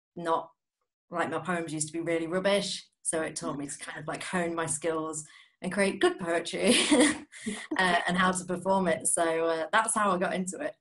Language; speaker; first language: English; native; English